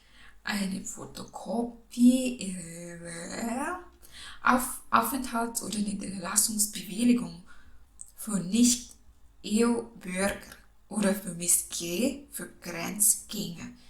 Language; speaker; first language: German; non-native, local second language; Filipino